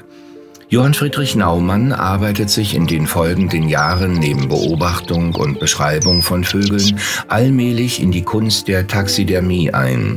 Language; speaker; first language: German; native; German